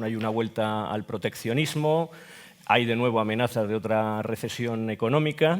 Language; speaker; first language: Spanish; native; Spanish